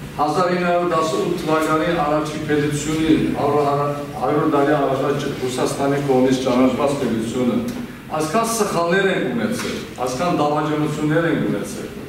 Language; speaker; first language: Armenian; non-native, fluent; Kurdish